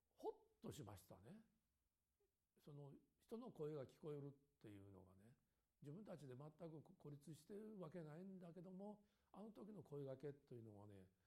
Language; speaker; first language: Japanese; native; Japanese